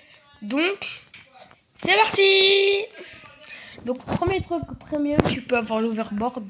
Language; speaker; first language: French; native; French